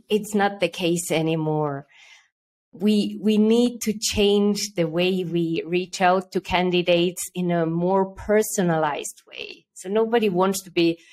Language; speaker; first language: English; early bilingual, other home language; Estonian